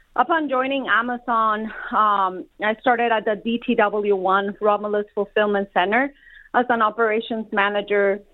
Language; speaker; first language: English; non-native, fluent; Spanish